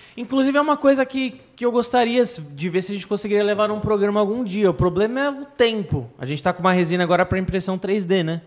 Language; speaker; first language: Portuguese; native; Portuguese